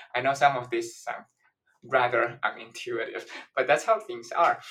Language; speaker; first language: English; non-native, fluent; Chinese